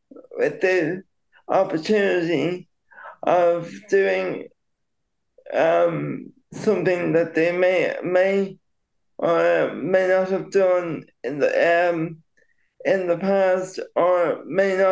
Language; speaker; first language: English; native; English